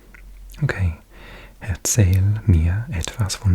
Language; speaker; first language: German; non-native, learner; English